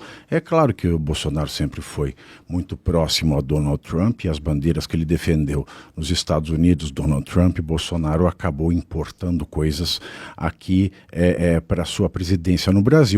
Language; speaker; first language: Portuguese; native; Portuguese